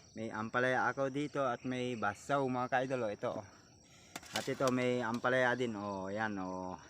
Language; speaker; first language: Filipino; native; Filipino